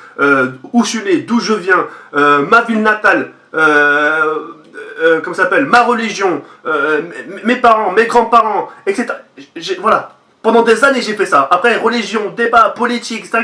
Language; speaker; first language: French; native; French